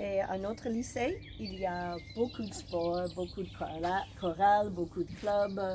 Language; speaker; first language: French; non-native, fluent; English